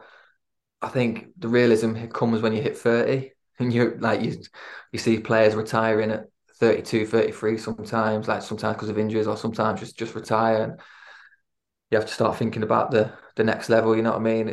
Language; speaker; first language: English; native; English